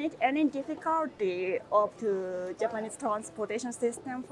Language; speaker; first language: English; non-native, learner; Japanese